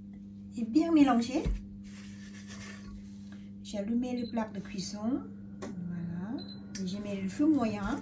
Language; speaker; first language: French; non-native, learner; Thai